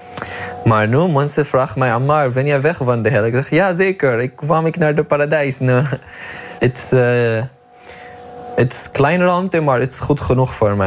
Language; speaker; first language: Dutch; non-native, learner; Arabic